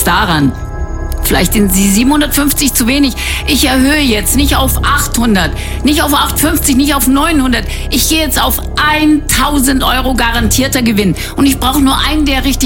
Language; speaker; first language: German; native; German